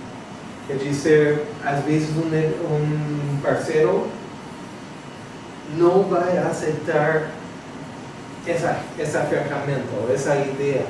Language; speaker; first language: Portuguese; non-native, fluent; English